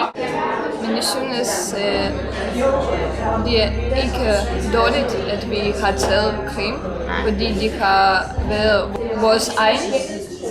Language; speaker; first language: Danish; non-native, learner; Russian